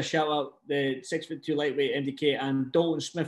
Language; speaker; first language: English; native; English